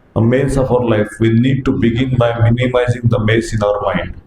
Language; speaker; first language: English; non-native, local second language; Hindi